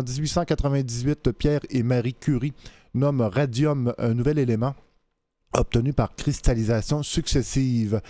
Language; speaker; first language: French; native; French